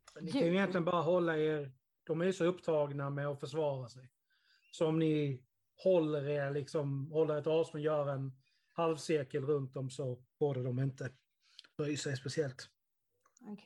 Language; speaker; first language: Swedish; native; Swedish